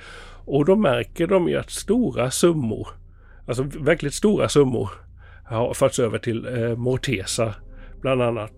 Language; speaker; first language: Swedish; native; Swedish